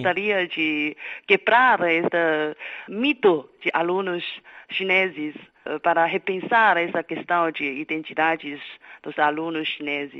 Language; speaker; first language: Portuguese; non-native, fluent; Chinese